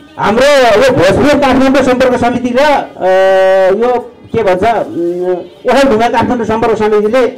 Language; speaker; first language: Nepali; non-native, local second language; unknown